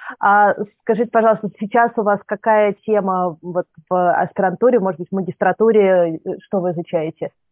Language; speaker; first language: Russian; native; Russian